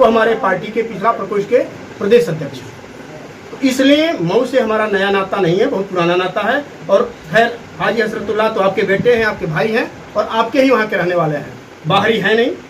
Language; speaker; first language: Hindi; native; Hindi